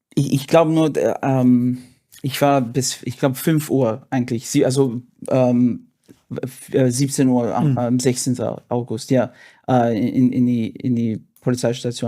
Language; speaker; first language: German; non-native, fluent; English